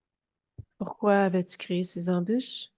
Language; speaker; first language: French; native; French